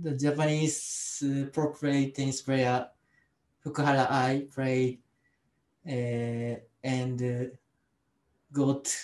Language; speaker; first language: English; non-native, learner; Japanese